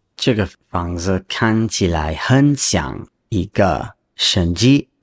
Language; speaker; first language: Chinese; non-native, learner; English